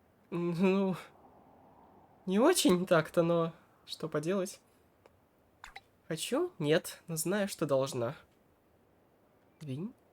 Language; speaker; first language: Russian; native; Russian